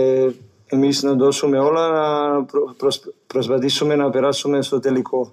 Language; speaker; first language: Greek; non-native, learner; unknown